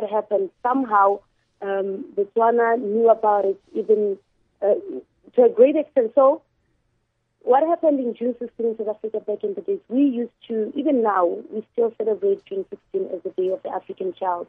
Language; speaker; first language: English; non-native, local second language; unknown